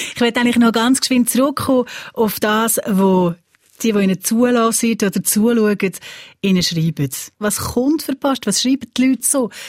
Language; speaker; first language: German; native; German